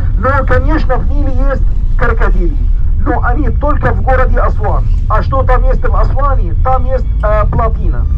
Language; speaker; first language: Russian; non-native, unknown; Arabic